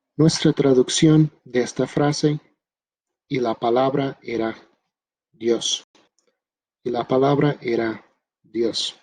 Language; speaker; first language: Spanish; non-native, fluent; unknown